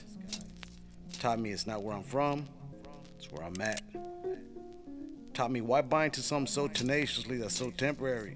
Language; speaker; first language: English; native; English